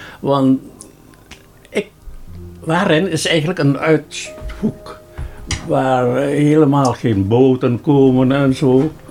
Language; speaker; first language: Dutch; non-native, local second language; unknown